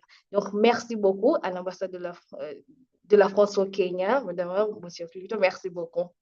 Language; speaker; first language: French; non-native, fluent; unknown